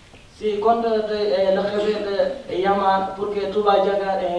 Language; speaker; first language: Spanish; non-native, learner; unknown